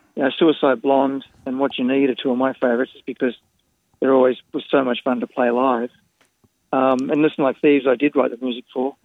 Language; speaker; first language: English; native; English